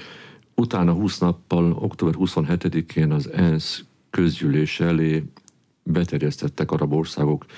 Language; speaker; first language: Hungarian; native; Hungarian